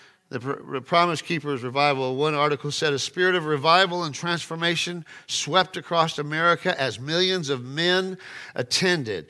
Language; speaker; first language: English; native; English